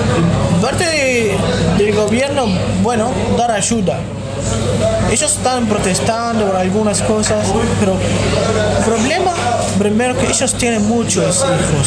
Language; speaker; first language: Spanish; non-native, learner; Arabic